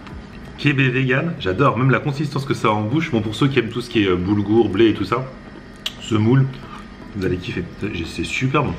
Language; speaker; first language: French; native; French